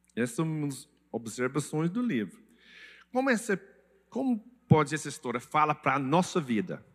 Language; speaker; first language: Portuguese; non-native, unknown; English